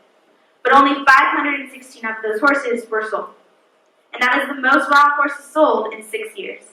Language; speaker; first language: English; native; English